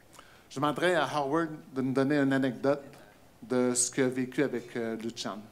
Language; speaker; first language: French; native; French